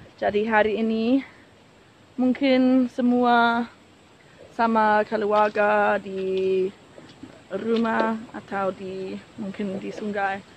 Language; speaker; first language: Indonesian; non-native, learner; English